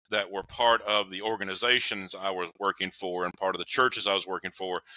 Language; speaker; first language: English; native; English